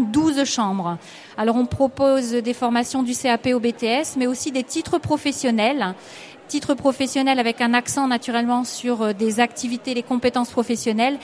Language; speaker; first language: French; native; French